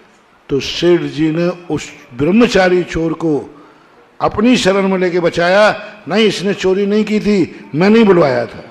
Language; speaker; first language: Hindi; native; Hindi